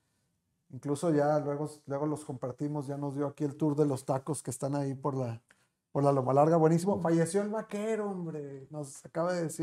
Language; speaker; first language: Spanish; native; Spanish